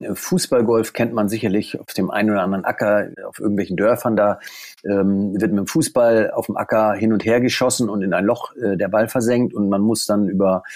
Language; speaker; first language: German; native; German